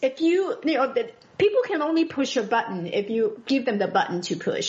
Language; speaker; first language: English; non-native, fluent; Chinese